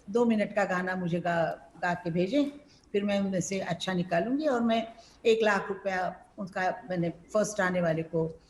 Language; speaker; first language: Hindi; non-native, local second language; Marathi